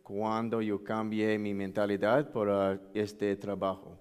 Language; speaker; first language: Spanish; non-native, learner; English